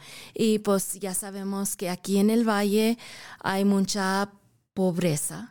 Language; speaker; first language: Spanish; early bilingual, heritage; English